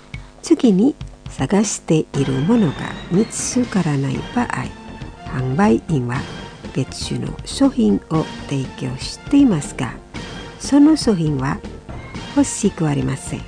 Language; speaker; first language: Japanese; non-native, fluent; Indonesian